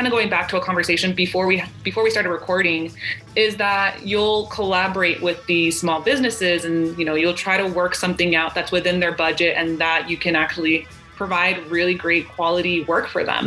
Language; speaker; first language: English; early bilingual, other home language; Spanish